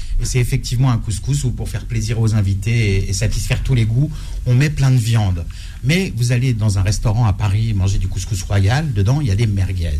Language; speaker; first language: French; native; French